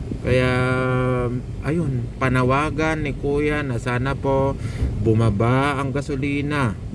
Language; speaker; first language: Filipino; non-native, local second language; Iloko